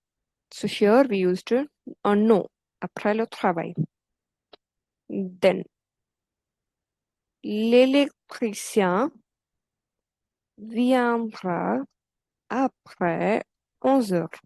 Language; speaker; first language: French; non-native, fluent; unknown